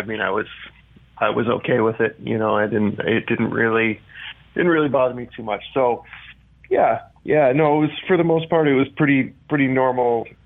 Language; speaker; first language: English; native; English